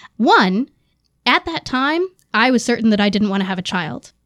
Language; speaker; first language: English; native; English